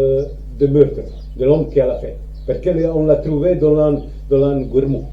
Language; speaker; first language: French; non-native, learner; Croatian